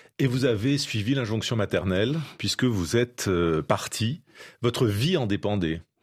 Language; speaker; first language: French; native; French